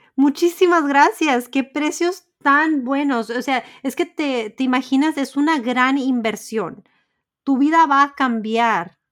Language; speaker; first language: Spanish; early bilingual, heritage; Spanish